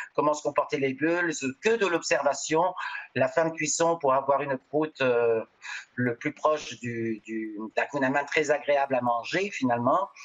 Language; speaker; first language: French; native; French